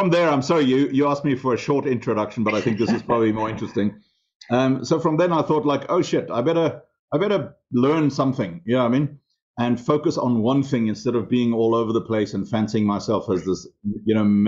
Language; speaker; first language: English; non-native, local second language; German